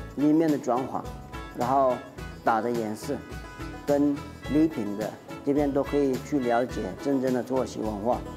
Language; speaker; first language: Chinese; non-native, fluent; Turkish